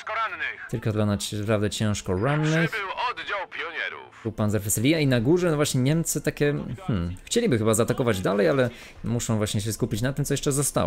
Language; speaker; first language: Polish; native; Polish